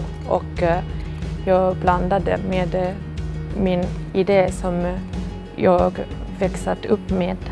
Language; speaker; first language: Swedish; non-native, learner; Japanese